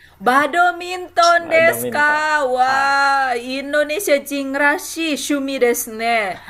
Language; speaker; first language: Japanese; non-native, fluent; Indonesian